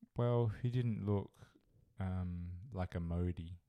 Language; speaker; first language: English; native; English